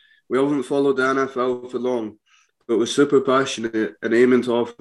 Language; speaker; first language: English; native; English